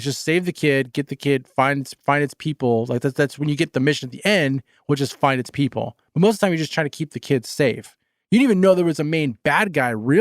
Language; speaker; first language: English; native; English